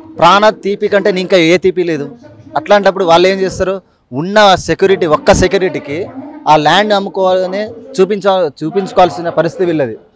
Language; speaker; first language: Telugu; non-native, local second language; Lambadi